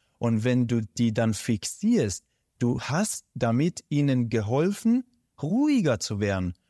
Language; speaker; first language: German; non-native, fluent; Persian